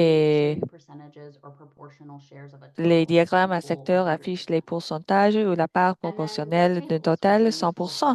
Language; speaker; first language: French; non-native, fluent; English